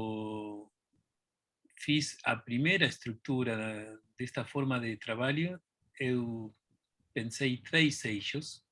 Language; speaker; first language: Portuguese; non-native, fluent; Spanish